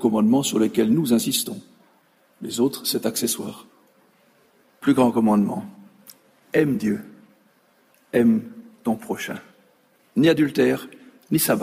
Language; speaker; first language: French; native; French